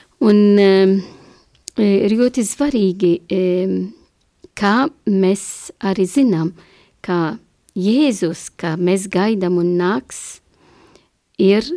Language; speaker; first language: Latvian; non-native, learner; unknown